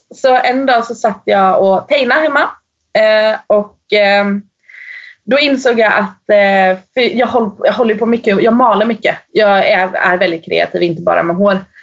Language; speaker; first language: Swedish; native; Swedish